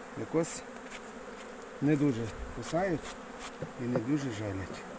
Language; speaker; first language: Ukrainian; native; Ukrainian